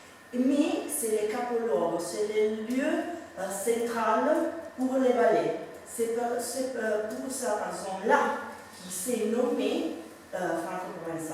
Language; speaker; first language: French; non-native, fluent; Italian